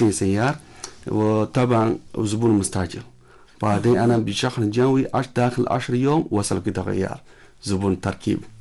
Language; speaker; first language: Arabic; non-native, learner; Chinese